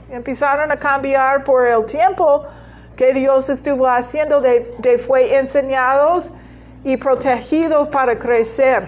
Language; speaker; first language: Spanish; non-native, learner; English